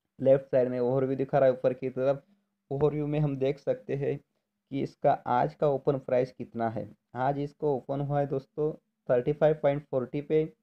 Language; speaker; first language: Hindi; non-native, local second language; Marathi